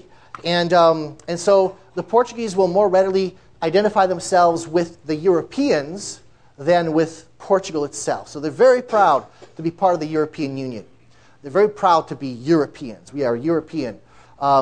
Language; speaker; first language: English; native; English